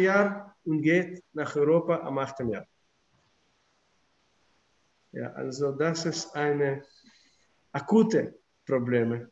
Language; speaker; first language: German; non-native, fluent; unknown